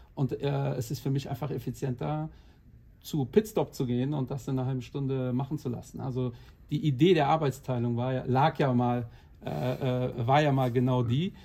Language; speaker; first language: German; non-native, fluent; Portuguese